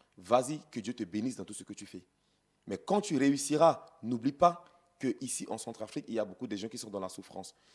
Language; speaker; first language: French; non-native, local second language; Sango